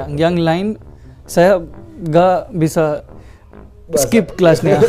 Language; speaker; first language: Indonesian; non-native, learner; Hindi